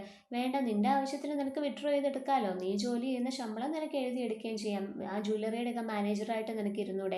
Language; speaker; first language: Malayalam; native; Malayalam